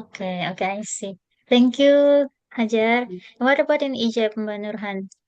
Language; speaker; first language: English; non-native, fluent; Indonesian